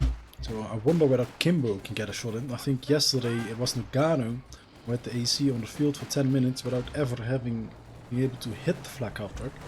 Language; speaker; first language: English; non-native, fluent; Dutch